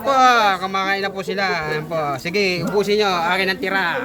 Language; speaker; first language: Filipino; native; Filipino